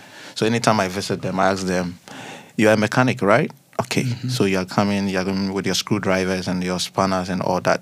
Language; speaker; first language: English; non-native, local second language; Akan